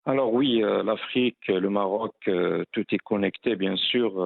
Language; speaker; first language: French; non-native, local second language; Arabic